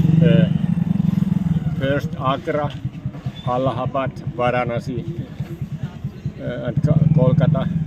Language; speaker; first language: English; non-native, learner; Finnish